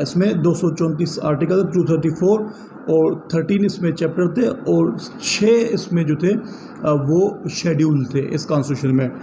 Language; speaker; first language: Urdu; non-native, local second language; Sindhi